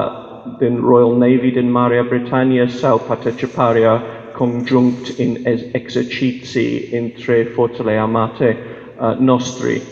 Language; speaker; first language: Romanian; non-native, fluent; English